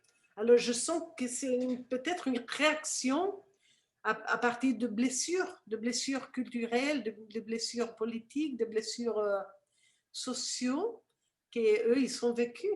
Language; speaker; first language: French; non-native, fluent; Spanish